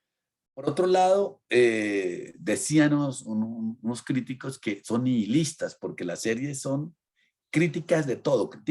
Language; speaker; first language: Spanish; native; Spanish